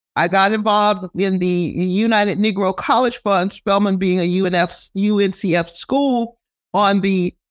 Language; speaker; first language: English; native; English